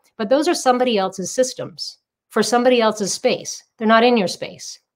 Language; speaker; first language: English; native; English